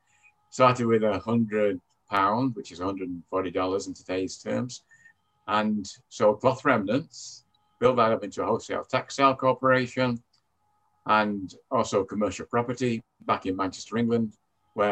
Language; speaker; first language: English; native; English